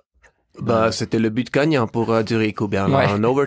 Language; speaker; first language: French; native; French